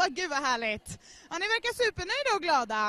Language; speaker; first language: Swedish; native; Swedish